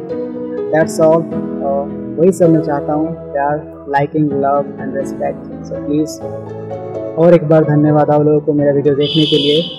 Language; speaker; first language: Hindi; non-native, local second language; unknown